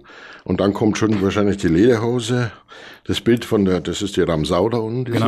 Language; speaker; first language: German; native; German